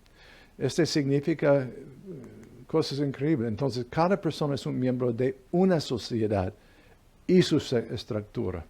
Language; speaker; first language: Spanish; non-native, fluent; English